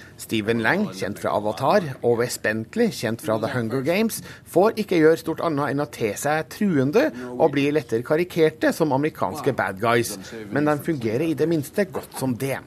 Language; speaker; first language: Norwegian; native; Norwegian